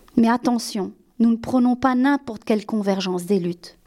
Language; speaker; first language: French; native; French